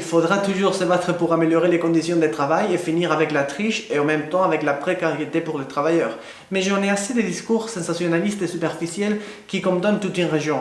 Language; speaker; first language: French; non-native, fluent; Spanish